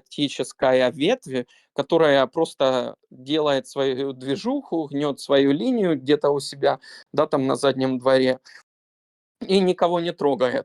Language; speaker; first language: Russian; native; Russian